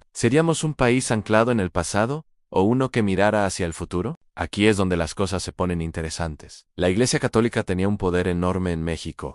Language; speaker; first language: Spanish; native; Spanish